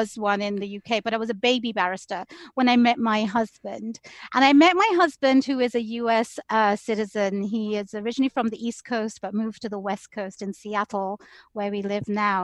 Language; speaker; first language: English; native; English